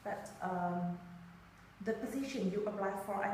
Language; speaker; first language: English; non-native, learner; Vietnamese